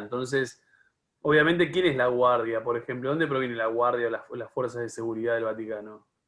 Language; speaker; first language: Spanish; native; Spanish